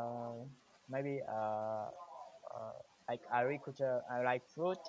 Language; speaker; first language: English; non-native, learner; Vietnamese